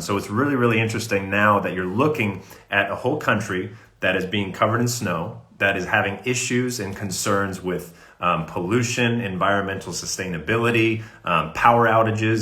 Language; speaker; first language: English; native; English